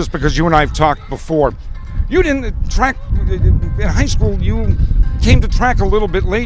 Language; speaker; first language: English; native; English